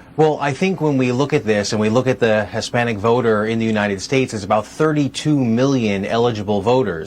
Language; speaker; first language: English; native; English